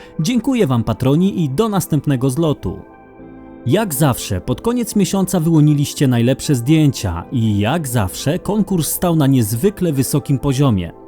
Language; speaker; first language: Polish; native; Polish